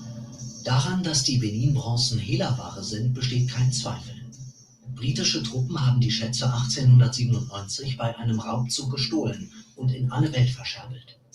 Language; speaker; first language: German; native; German